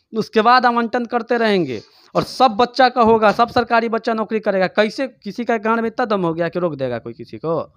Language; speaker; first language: Hindi; native; Hindi